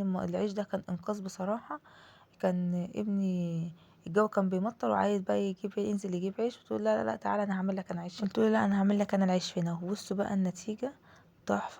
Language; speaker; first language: Arabic; native; Arabic